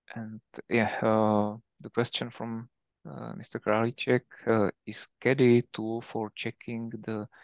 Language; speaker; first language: English; non-native, fluent; Czech